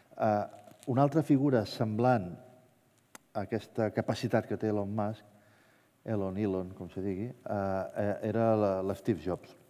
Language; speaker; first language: Catalan; native; Catalan